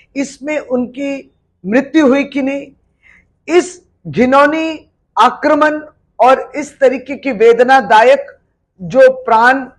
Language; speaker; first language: Hindi; non-native, local second language; Bangla